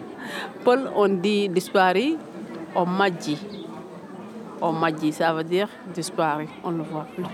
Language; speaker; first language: French; non-native, local second language; Fula